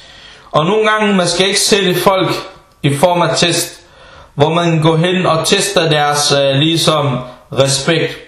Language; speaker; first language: Danish; early bilingual, other home language; Arabic